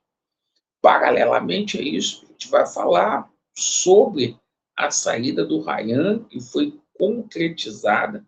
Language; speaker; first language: Portuguese; native; Portuguese